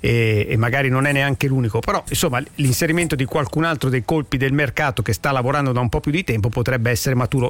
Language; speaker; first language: Italian; native; Italian